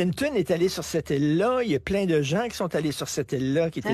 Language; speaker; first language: French; native; French